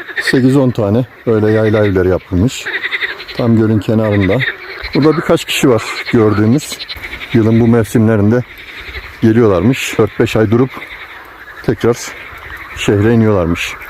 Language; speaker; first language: Turkish; native; Turkish